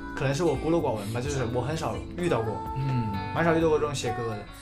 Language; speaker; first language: Chinese; non-native, local second language; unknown